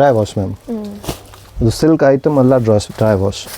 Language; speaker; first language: Kannada; non-native, local second language; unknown